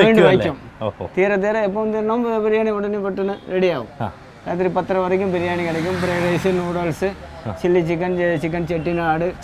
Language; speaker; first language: Malayalam; non-native, learner; Tamil